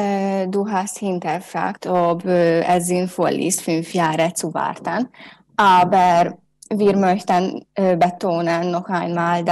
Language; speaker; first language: German; non-native, learner; Hungarian